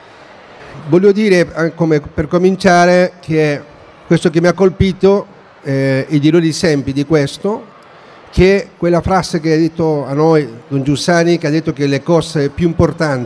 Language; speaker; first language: Italian; non-native, fluent; Spanish